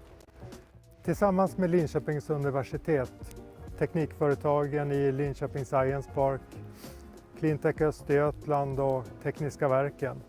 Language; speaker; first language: Swedish; native; Swedish